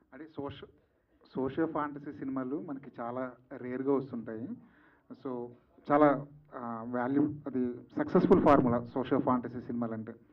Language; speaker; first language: Telugu; native; Telugu